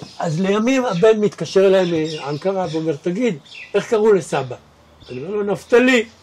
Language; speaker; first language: Hebrew; native; Hebrew